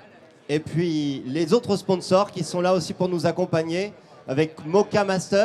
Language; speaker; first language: French; native; French